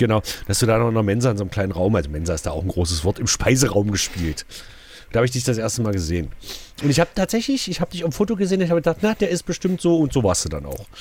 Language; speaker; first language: German; native; German